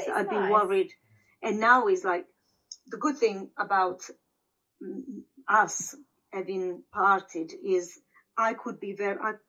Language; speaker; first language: English; non-native, fluent; Italian